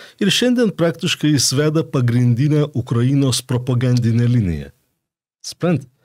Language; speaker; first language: Lithuanian; native; Lithuanian